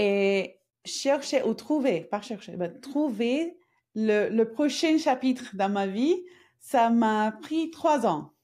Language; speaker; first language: French; non-native, fluent; Spanish